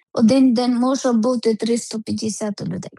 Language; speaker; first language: Ukrainian; non-native, learner; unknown